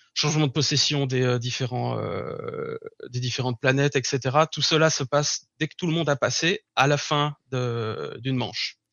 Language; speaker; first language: French; native; French